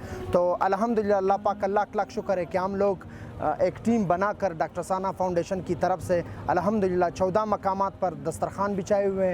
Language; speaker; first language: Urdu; non-native, local second language; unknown